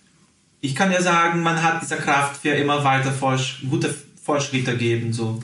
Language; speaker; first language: German; early bilingual, heritage; Portuguese